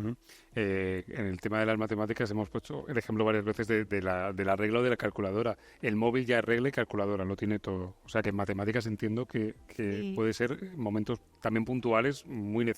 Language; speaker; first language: Spanish; native; Spanish